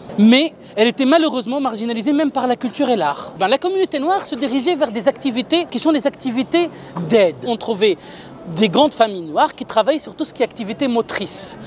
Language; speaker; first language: French; non-native, local second language; Arabic